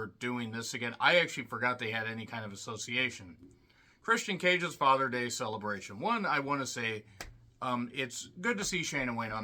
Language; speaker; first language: English; native; English